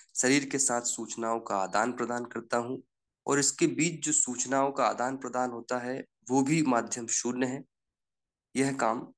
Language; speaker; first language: Hindi; native; Hindi